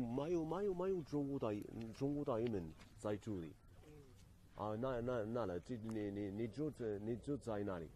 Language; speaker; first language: Chinese; non-native, learner; Arabic